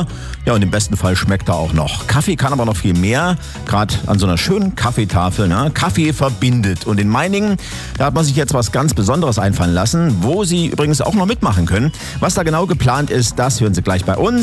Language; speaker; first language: German; native; German